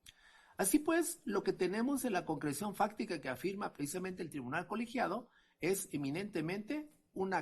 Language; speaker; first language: Spanish; native; Spanish